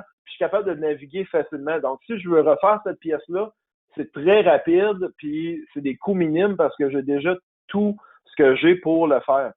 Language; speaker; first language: French; native; French